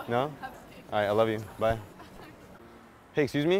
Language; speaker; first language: English; early bilingual, other home language; Spanish